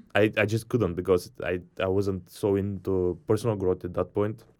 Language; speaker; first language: English; non-native, fluent; Bulgarian